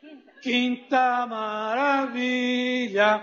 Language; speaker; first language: Portuguese; non-native, fluent; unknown